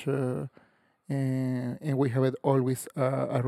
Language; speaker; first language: English; non-native, learner; Spanish